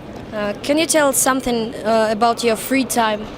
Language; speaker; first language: English; non-native, learner; Russian